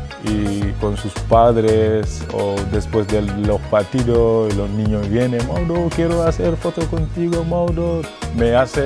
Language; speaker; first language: Spanish; non-native, fluent; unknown